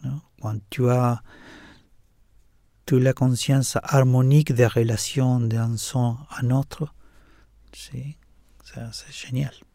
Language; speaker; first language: French; non-native, fluent; Spanish